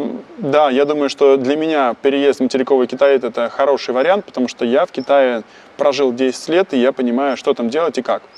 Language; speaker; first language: Russian; native; Russian